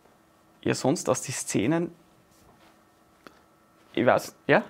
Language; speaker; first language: German; native; German